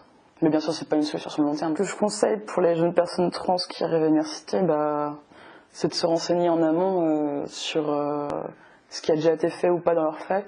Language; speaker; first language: French; native; French